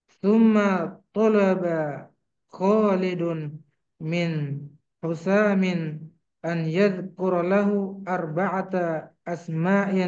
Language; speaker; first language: Arabic; non-native, learner; Indonesian